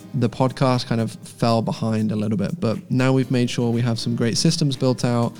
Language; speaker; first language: English; native; English